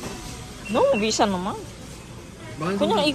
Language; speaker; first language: Korean; non-native, learner; Filipino